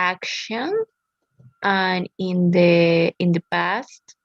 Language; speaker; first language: English; non-native, learner; Spanish